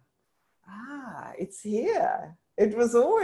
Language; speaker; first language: English; native; English